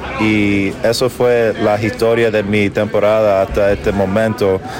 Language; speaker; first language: Spanish; early bilingual, heritage; English